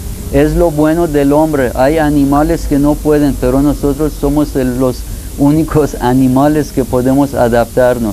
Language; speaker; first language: Spanish; non-native, fluent; Persian